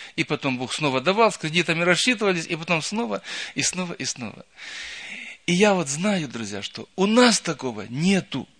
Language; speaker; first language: Russian; native; Russian